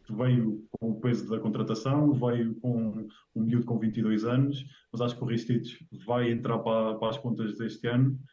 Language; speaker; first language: Portuguese; native; Portuguese